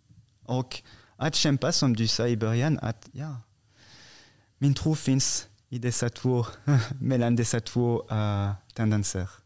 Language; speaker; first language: Swedish; non-native, fluent; French